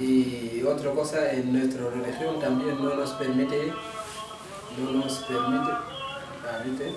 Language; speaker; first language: Spanish; non-native, local second language; Wolof